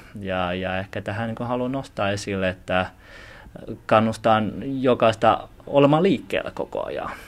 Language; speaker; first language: Finnish; early bilingual, other home language; Chinese